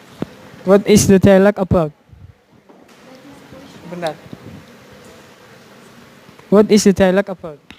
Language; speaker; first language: English; non-native, fluent; Indonesian